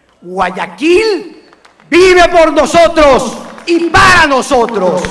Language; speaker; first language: Spanish; native; Spanish